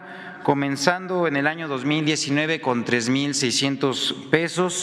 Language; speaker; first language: Spanish; native; Spanish